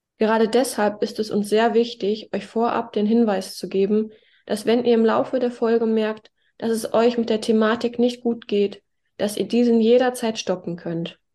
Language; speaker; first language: German; native; German